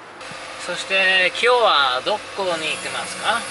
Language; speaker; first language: Japanese; non-native, learner; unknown